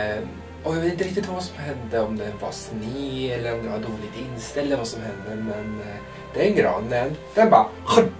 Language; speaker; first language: Swedish; native; Swedish